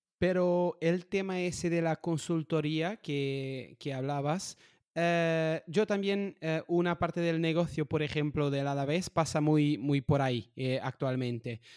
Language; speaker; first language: Spanish; non-native, fluent; Portuguese